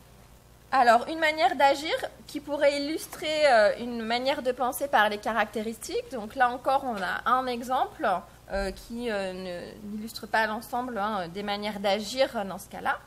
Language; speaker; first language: French; native; French